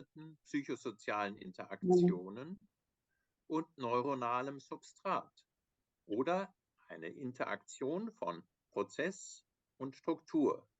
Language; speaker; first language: German; native; German